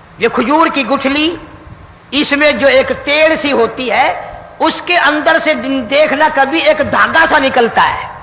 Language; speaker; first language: Urdu; non-native, local second language; Saraiki